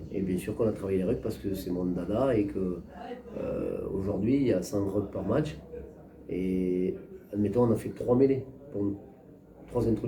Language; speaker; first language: French; native; French